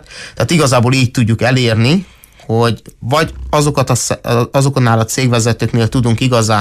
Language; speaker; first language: Hungarian; native; Hungarian